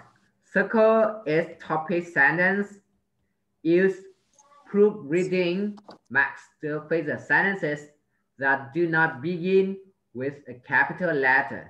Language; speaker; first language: English; non-native, learner; Vietnamese